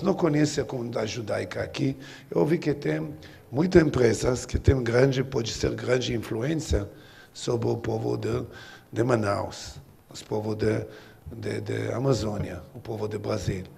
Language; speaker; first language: Portuguese; non-native, learner; Hebrew